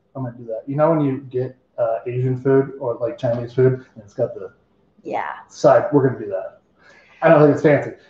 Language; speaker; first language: English; native; English